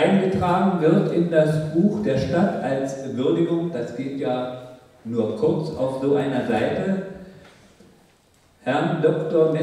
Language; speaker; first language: German; native; German